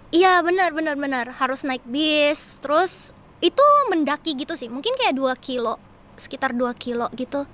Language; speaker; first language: Indonesian; native; Indonesian